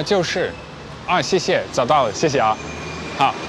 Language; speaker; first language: Chinese; non-native, fluent; Dutch